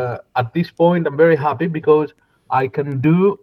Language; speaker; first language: English; non-native, fluent; Greek